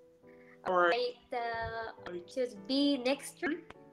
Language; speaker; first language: English; non-native, learner; Japanese